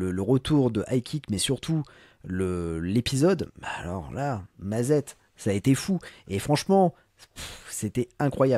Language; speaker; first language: French; native; French